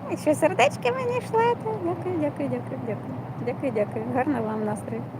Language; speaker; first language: Ukrainian; native; Ukrainian